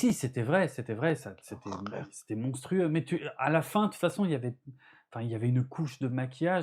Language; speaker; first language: French; native; French